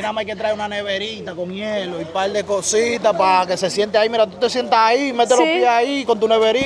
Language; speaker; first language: Spanish; native; Spanish